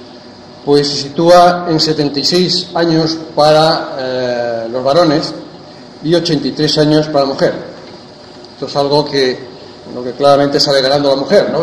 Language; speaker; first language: Spanish; native; Spanish